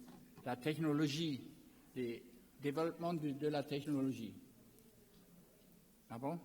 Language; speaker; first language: French; non-native, learner; German